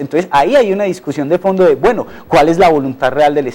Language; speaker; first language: Spanish; native; Spanish